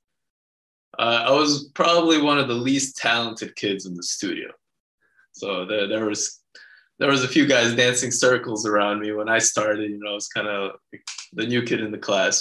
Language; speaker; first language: English; early bilingual, other home language; Hebrew